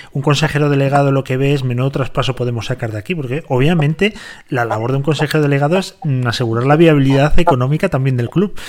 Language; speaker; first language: Spanish; native; Spanish